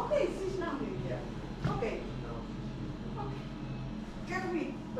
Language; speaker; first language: English; non-native, learner; Finnish